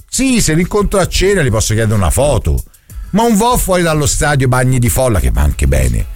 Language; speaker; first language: Italian; native; Italian